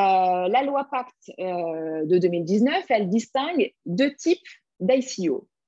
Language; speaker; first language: French; native; French